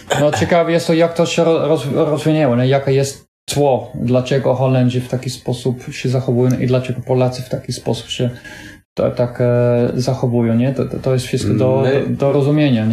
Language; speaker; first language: Polish; non-native, learner; Dutch